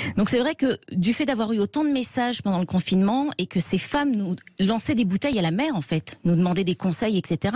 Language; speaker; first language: French; native; French